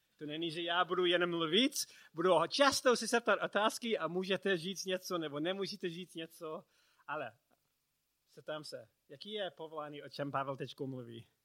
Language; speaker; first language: Czech; non-native, learner; English